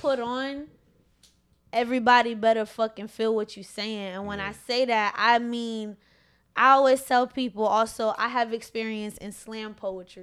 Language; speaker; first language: English; early bilingual, other home language; Spanish